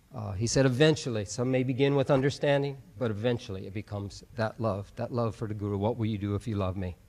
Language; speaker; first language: English; native; English